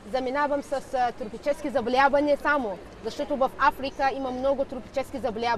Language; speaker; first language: Bulgarian; non-native, learner; Hausa